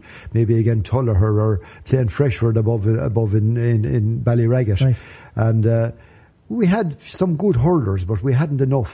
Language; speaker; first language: English; native; English